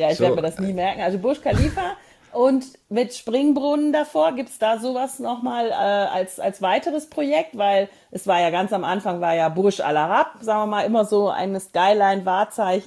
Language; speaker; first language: German; native; German